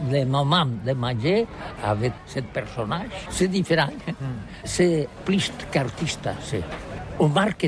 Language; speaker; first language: French; non-native, learner; Catalan